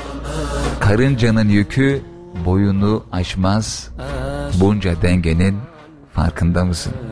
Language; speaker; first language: Turkish; native; Turkish